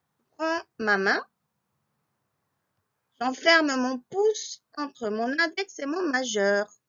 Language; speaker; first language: French; native; French